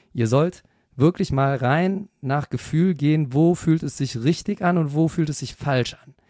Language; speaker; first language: German; native; German